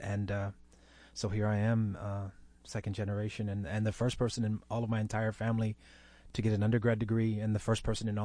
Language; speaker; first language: English; native; English